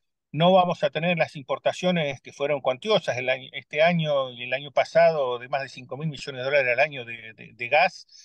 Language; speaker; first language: Spanish; native; Spanish